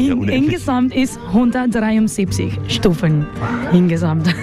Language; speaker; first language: German; non-native, learner; Spanish